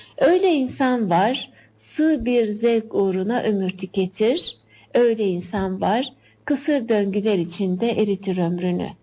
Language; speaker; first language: Turkish; native; Turkish